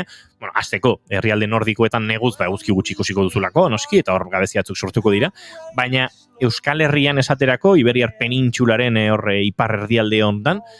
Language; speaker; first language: Basque; native; Basque